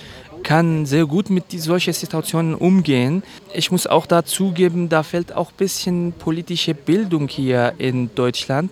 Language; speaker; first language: German; non-native, fluent; Kurdish